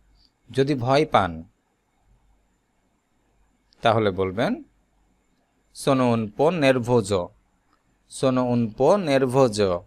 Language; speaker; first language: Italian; non-native, learner; Bangla